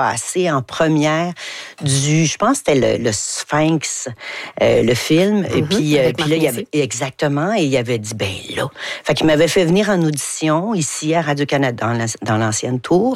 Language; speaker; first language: French; native; French